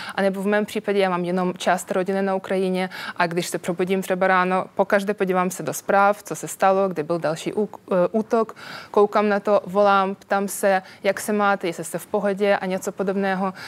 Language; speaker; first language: Czech; non-native, fluent; Ukrainian